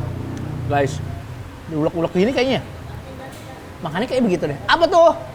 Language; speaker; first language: Indonesian; native; Indonesian